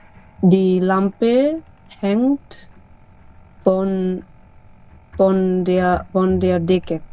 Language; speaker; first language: German; non-native, learner; Bangla